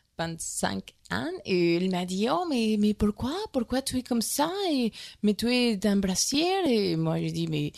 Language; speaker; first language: French; non-native, learner; Spanish